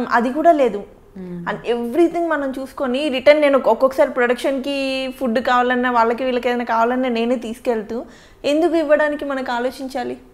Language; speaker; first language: Telugu; native; Telugu